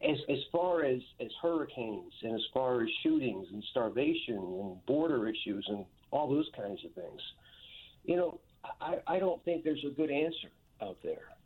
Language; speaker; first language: English; native; English